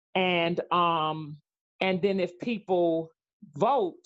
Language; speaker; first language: English; native; English